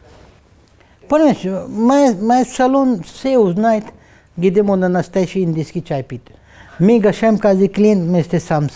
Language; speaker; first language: Russian; non-native, learner; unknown